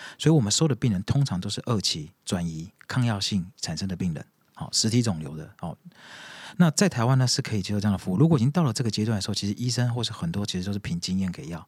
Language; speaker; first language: Chinese; native; Chinese